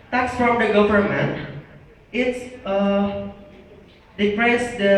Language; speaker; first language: English; non-native, learner; Indonesian